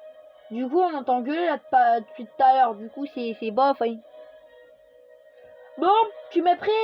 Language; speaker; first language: French; native; French